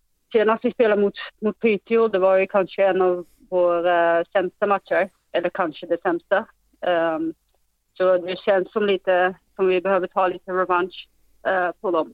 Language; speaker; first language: Swedish; non-native, fluent; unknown